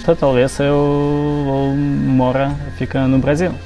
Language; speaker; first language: Portuguese; non-native, learner; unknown